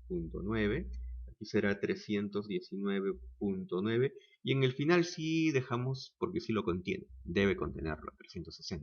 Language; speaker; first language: Spanish; native; Spanish